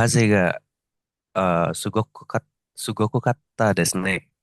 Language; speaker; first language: Japanese; non-native, learner; Indonesian